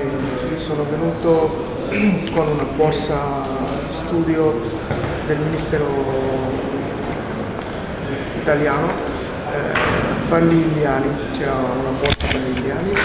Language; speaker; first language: Italian; non-native, fluent; Bangla